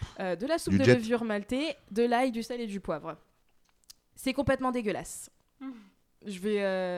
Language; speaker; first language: French; native; French